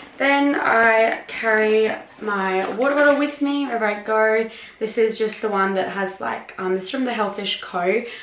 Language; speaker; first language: English; native; English